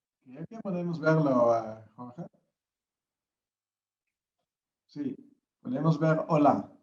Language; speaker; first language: Spanish; non-native, learner; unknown